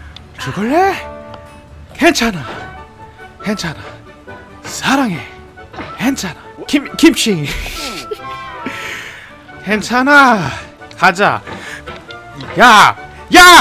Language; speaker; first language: Korean; non-native, learner; English